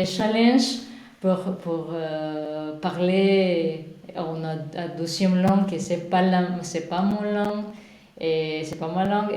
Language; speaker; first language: French; non-native, learner; Spanish